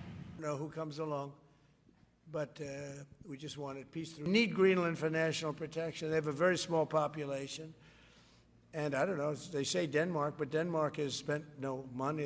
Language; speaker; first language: English; native; English